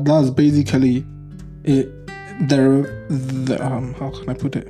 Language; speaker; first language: English; non-native, local second language; Akan